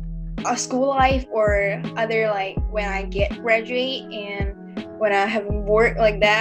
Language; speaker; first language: English; early bilingual, other home language; Indonesian